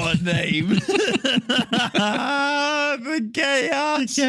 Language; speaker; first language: English; native; English